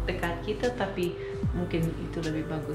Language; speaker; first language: Indonesian; non-native, learner; English